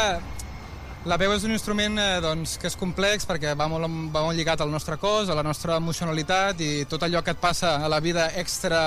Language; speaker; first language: Catalan; native; Catalan